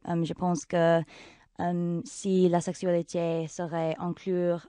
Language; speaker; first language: French; non-native, local second language; English